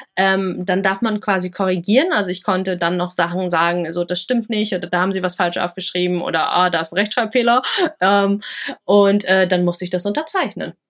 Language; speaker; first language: German; early bilingual, other home language; Vietnamese